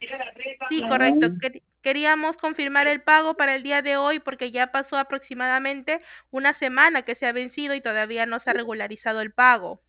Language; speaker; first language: Spanish; native; Spanish